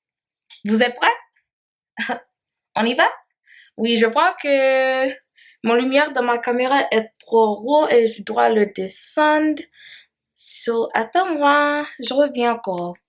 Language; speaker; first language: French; non-native, learner; Haitian Creole